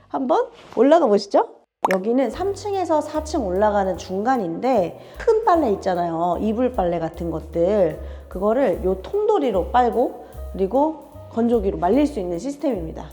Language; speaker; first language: Korean; native; Korean